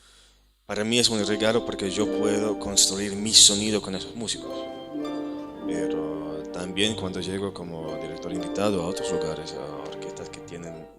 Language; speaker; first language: Spanish; non-native, fluent; Hebrew